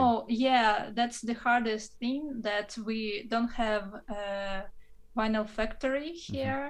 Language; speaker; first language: English; non-native, fluent; Russian